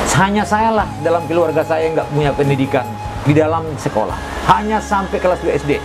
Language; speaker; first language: Indonesian; non-native, local second language; Batak Toba